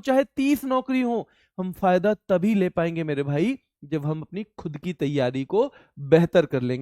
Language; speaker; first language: Hindi; native; Hindi